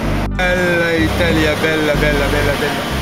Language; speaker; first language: Italian; non-native, learner; French